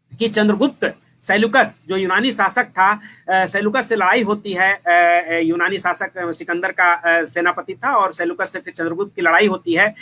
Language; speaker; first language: Hindi; native; Hindi